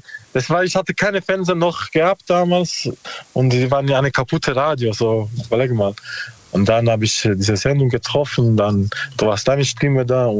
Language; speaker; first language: German; non-native, learner; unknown